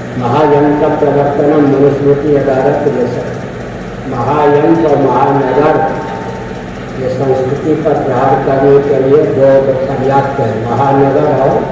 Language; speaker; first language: Hindi; non-native, local second language; Maithili